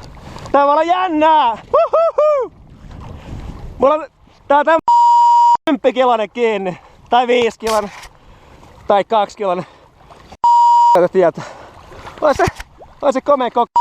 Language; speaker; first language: Finnish; native; Finnish